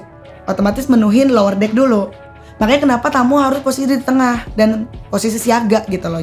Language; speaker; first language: Indonesian; native; Indonesian